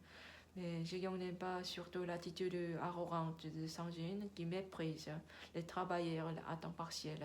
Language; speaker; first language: French; non-native, learner; Korean